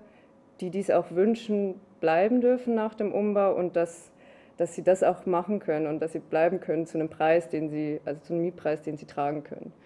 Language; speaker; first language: German; native; German